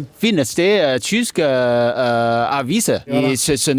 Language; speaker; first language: Danish; non-native, learner; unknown